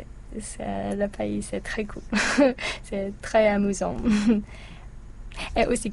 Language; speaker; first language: French; non-native, learner; English